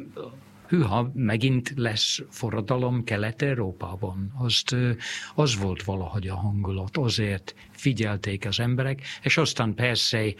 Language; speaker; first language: Hungarian; non-native, fluent; English